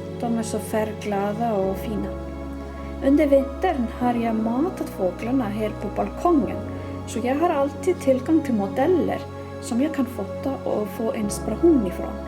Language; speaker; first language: Swedish; non-native, fluent; Icelandic